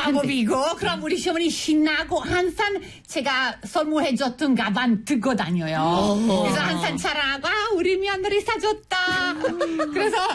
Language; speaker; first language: Korean; non-native, fluent; Italian